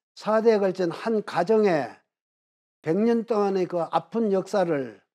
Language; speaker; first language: Korean; native; Korean